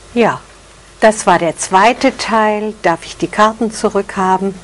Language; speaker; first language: German; native; German